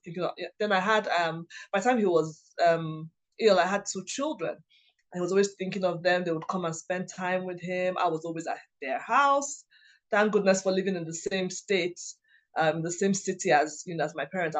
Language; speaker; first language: English; non-native, local second language; Igbo